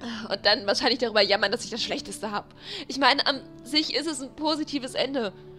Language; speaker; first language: German; native; German